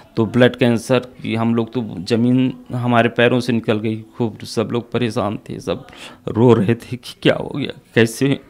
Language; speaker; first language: Hindi; native; Hindi